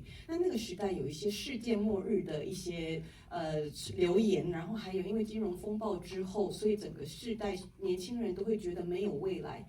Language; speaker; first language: Chinese; native; Chinese